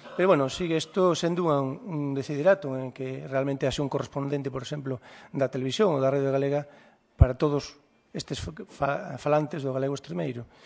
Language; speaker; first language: Galician; native; Galician